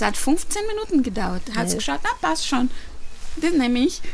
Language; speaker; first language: German; non-native, fluent; Portuguese